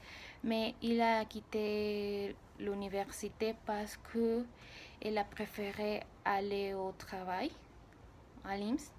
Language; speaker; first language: French; non-native, learner; Spanish